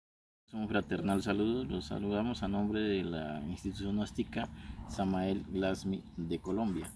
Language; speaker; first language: Spanish; native; Spanish